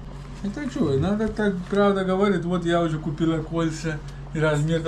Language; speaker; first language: Russian; non-native, learner; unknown